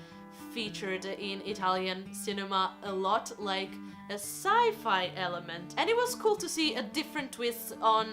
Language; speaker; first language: English; non-native, fluent; Italian